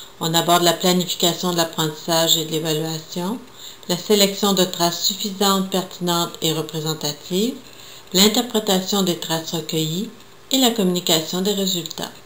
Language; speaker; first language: French; native; French